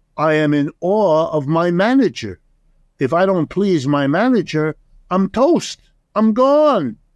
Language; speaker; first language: English; early bilingual, other home language; German